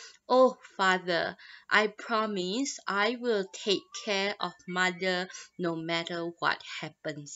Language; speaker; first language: English; non-native, local second language; Malay